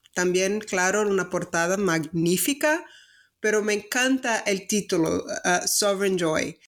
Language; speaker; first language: Spanish; non-native, fluent; Portuguese